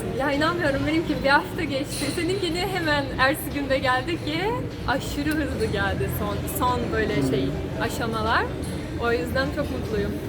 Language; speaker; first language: Turkish; non-native, fluent; Portuguese